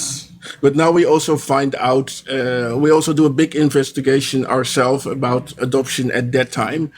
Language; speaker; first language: English; non-native, fluent; Dutch